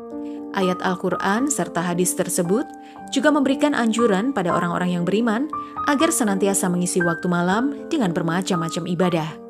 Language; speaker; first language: Indonesian; native; Indonesian